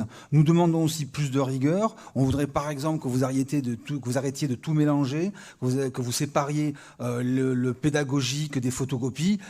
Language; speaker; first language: French; native; French